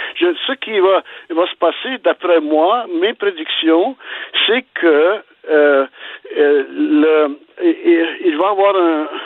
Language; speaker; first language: French; early bilingual, other home language; Ukrainian